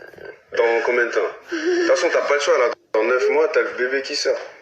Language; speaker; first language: French; native; French